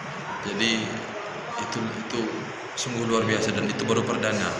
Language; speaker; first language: Indonesian; native; Indonesian